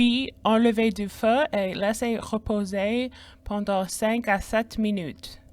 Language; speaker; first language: French; non-native, fluent; English